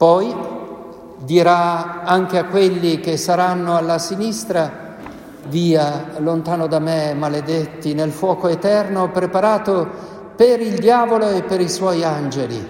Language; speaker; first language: Italian; native; Italian